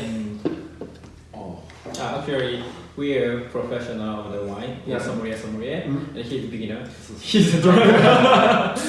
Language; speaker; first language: English; non-native, learner; Japanese